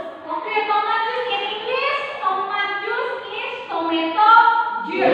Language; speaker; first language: English; non-native, learner; Indonesian